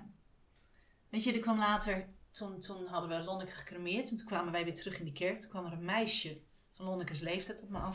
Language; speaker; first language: Dutch; native; Dutch